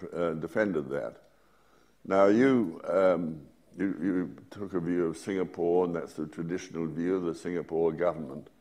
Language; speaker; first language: English; native; English